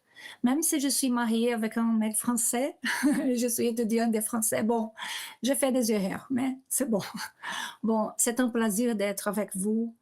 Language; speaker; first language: French; non-native, learner; Portuguese